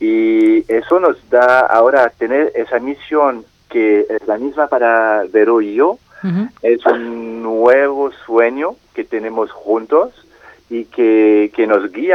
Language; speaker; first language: Spanish; non-native, fluent; French